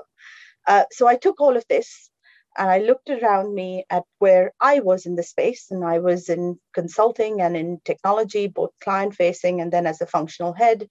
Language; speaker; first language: English; non-native, local second language; Konkani